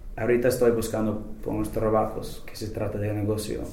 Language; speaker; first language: Spanish; non-native, fluent; English